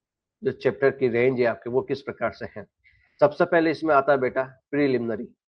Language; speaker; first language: Hindi; native; Hindi